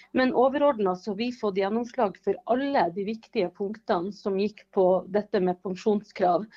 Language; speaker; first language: Norwegian; native; Norwegian